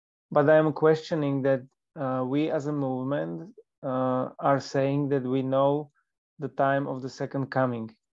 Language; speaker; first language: English; non-native, fluent; Slovak